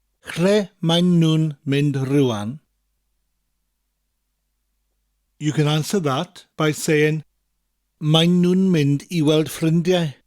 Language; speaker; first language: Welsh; non-native, fluent; English